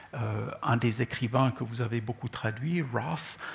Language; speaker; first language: French; non-native, local second language; Czech